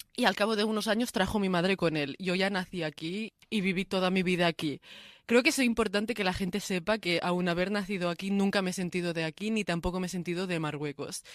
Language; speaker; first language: Spanish; early bilingual, other home language; Arabic